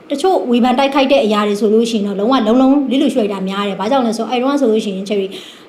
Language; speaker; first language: Burmese; native; Burmese